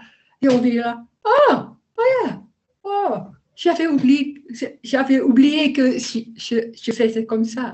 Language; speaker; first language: French; non-native, learner; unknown